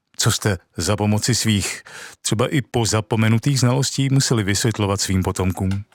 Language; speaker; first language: Czech; native; Czech